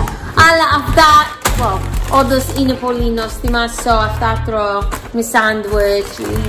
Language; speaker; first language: Greek; early bilingual, heritage; English